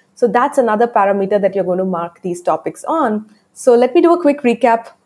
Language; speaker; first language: English; non-native, local second language; Tamil